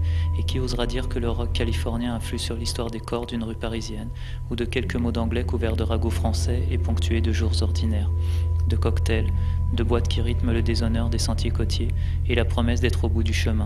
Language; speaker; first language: French; native; French